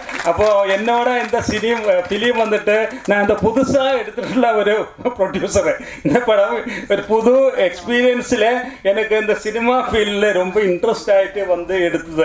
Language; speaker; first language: Tamil; non-native, local second language; Malayalam